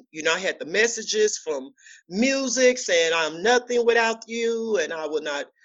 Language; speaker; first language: English; native; English